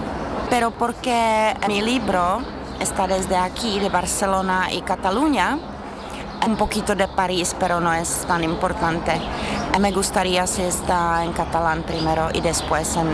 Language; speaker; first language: Spanish; non-native, learner; Czech